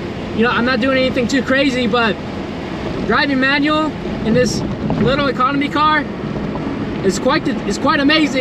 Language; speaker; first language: English; native; English